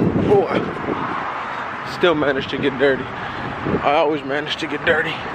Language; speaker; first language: English; early bilingual, other home language; Spanish